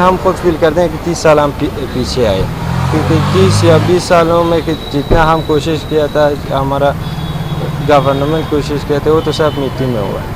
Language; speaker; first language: Hindi; non-native, learner; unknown